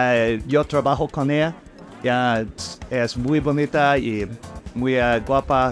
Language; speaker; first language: Spanish; non-native, learner; English